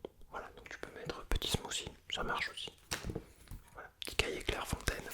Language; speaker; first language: French; native; French